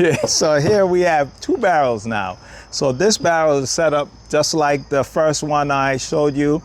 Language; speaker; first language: English; native; English